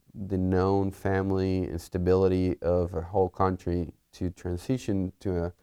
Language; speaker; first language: English; early bilingual, other home language; Spanish